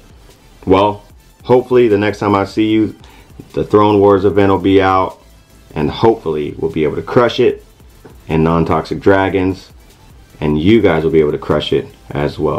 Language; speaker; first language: English; native; English